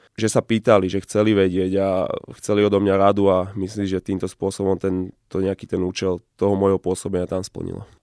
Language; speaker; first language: Slovak; native; Slovak